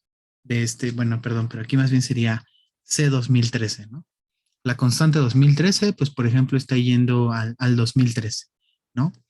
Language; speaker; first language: Spanish; native; Spanish